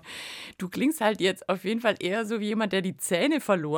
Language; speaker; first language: German; native; German